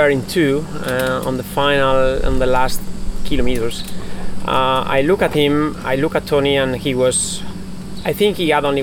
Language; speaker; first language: English; non-native, fluent; Spanish